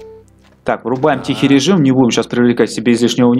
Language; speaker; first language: Russian; native; Russian